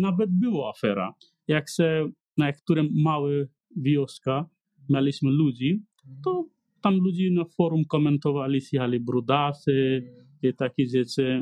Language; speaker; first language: Polish; non-native, learner; Nepali